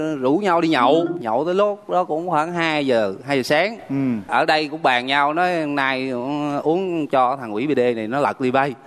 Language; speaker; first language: Vietnamese; native; Vietnamese